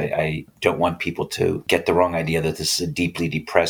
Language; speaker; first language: English; native; English